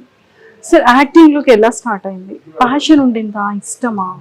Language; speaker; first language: Telugu; native; Telugu